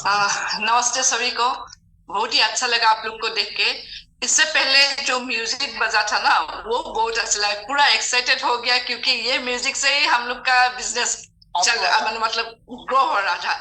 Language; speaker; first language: Hindi; non-native, local second language; Assamese